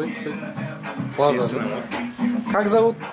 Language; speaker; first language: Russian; non-native, local second language; Kazakh